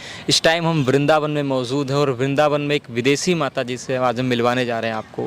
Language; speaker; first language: Hindi; native; Hindi